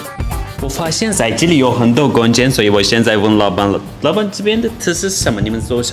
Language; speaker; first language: Chinese; non-native, fluent; Turkish